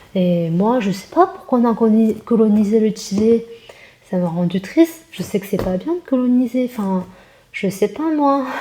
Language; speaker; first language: French; early bilingual, other home language; Chinese